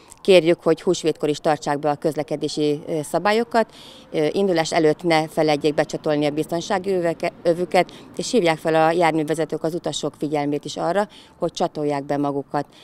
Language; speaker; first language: Hungarian; native; Hungarian